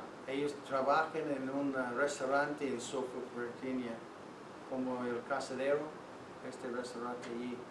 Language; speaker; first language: Spanish; non-native, fluent; English